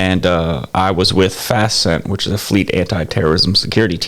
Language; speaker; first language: English; native; English